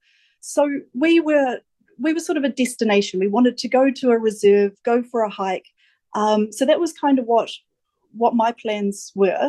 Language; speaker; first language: English; native; English